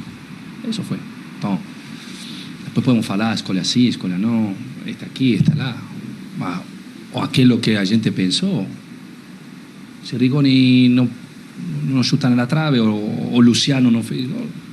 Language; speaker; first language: Portuguese; non-native, learner; Spanish